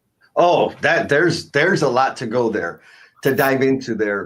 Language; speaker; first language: English; native; English